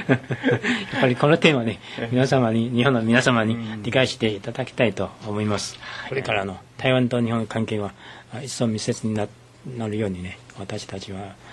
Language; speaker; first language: Japanese; non-native, fluent; Chinese